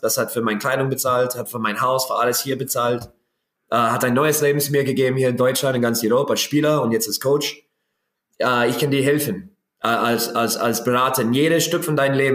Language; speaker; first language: German; non-native, learner; English